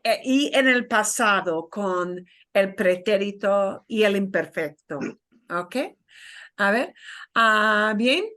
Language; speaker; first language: Spanish; non-native, fluent; English